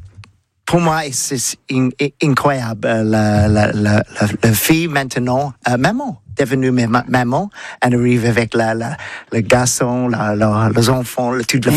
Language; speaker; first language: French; non-native, learner; English